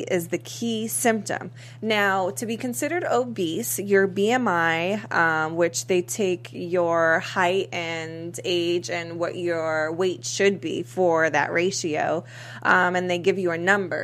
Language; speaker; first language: English; native; English